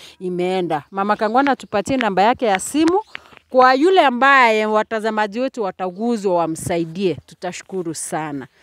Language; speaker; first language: Swahili; non-native, local second language; Gusii